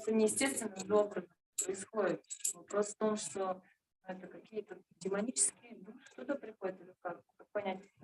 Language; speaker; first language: Russian; native; Russian